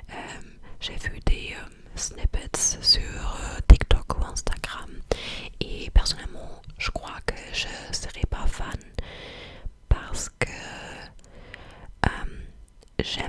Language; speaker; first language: French; non-native, fluent; English